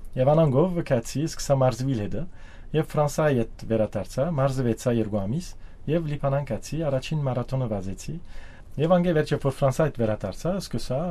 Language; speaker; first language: Armenian; early bilingual, heritage; Armenian